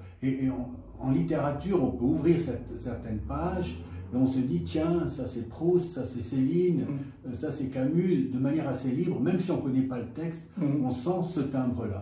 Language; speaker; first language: French; native; French